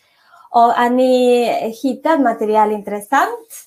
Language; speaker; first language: Swedish; non-native, fluent; Spanish